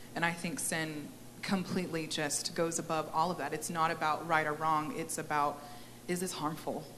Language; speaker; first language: English; native; English